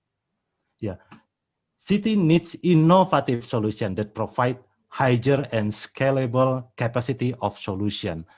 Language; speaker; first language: English; non-native, fluent; Indonesian